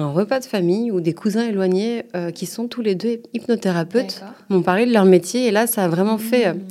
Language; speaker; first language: French; native; French